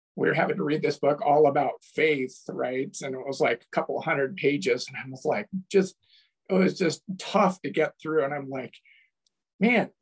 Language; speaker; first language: English; native; English